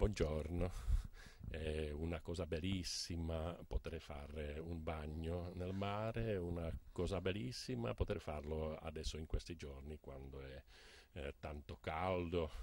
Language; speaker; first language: Italian; non-native, fluent; Czech